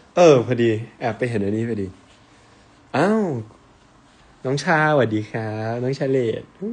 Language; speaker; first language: Thai; native; Thai